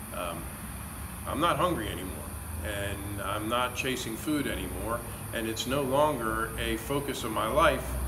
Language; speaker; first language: English; native; English